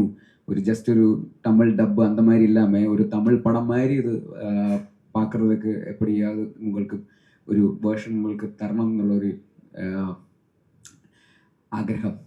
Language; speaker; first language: Tamil; non-native, learner; Malayalam